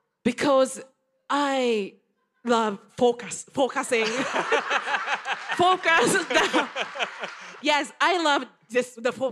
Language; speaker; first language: English; non-native, learner; Japanese